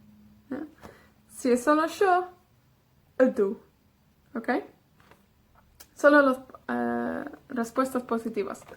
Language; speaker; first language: Spanish; non-native, fluent; Welsh